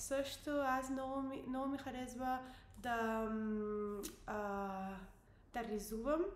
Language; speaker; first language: Bulgarian; non-native, learner; English